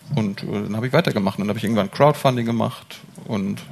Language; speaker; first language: German; native; German